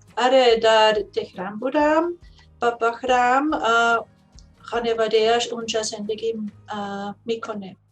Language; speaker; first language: Persian; non-native, learner; German